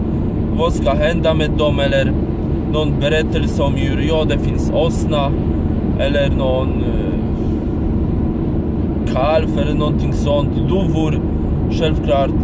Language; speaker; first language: Swedish; non-native, fluent; Polish